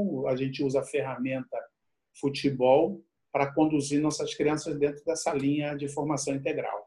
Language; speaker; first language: Portuguese; native; Portuguese